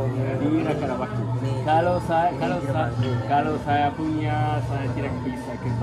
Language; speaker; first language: Indonesian; non-native, learner; German